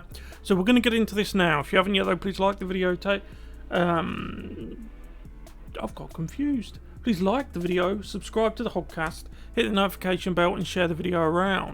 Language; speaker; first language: English; native; English